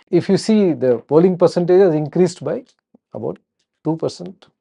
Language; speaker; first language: English; non-native, local second language; Telugu